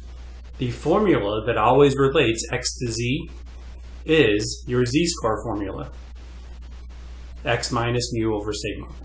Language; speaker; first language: English; native; English